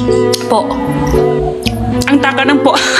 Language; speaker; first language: Filipino; non-native, learner; Chinese